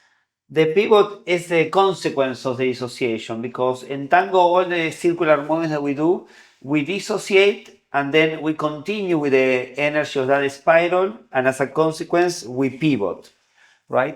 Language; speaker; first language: English; non-native, fluent; Spanish